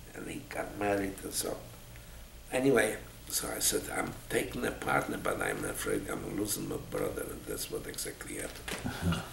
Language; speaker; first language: English; non-native, fluent; Polish